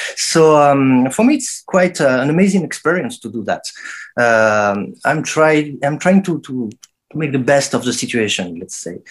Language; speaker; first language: English; non-native, fluent; French